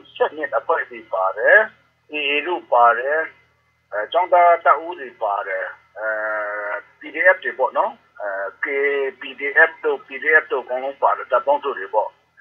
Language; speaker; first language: Burmese; non-native, local second language; Kachin